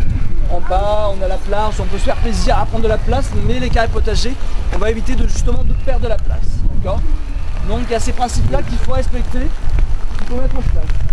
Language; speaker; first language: French; native; French